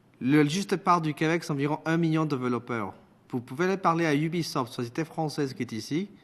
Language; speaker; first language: French; non-native, fluent; Spanish